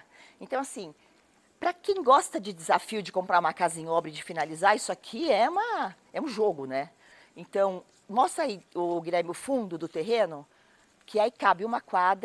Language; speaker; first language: Portuguese; native; Portuguese